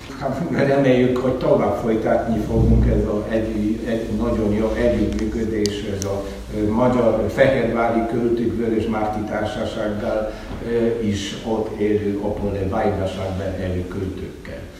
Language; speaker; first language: Hungarian; non-native, fluent; Polish